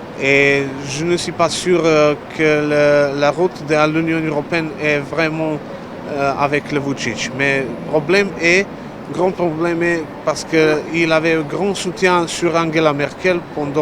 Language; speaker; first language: French; non-native, learner; Serbian